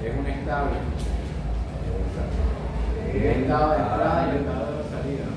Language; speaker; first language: Spanish; native; Spanish